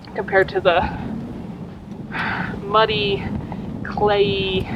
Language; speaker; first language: English; native; English